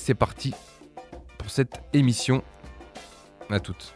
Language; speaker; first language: French; native; French